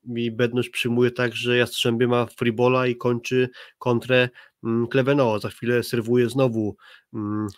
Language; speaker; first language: Polish; native; Polish